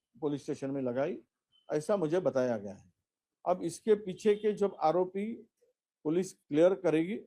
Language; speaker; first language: Hindi; non-native, local second language; Marathi